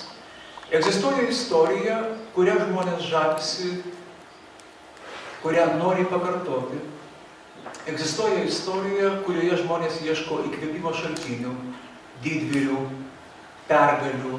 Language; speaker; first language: Lithuanian; native; Lithuanian